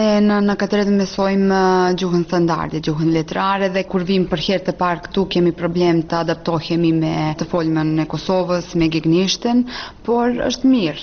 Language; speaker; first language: Albanian; non-native, fluent; Serbian